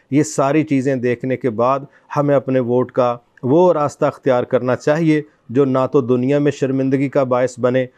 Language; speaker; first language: Urdu; non-native, local second language; Punjabi